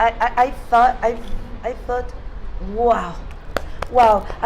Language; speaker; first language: English; non-native, learner; Spanish